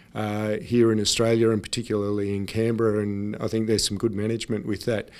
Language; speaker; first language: English; native; English